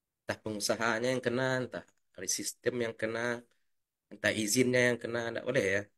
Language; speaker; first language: Indonesian; non-native, local second language; Minangkabau